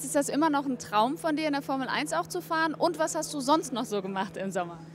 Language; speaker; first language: German; native; German